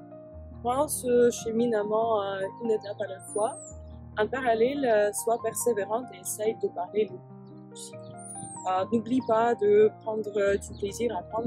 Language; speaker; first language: French; non-native, fluent; English